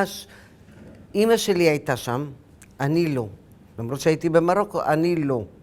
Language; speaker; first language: Hebrew; early bilingual, other home language; Arabic